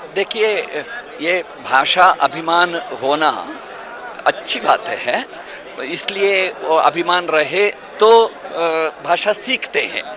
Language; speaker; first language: Hindi; non-native, local second language; Kannada